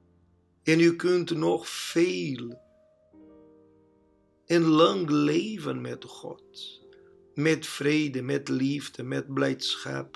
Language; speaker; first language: Dutch; non-native, learner; Portuguese